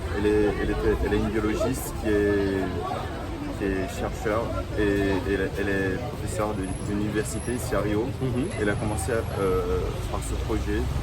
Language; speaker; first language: French; non-native, fluent; Portuguese